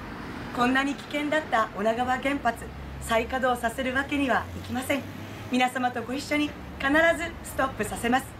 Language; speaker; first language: Japanese; native; Japanese